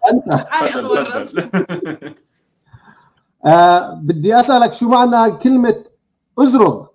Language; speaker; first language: Arabic; native; Arabic